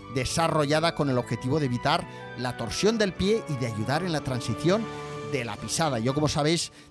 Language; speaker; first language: Spanish; native; Spanish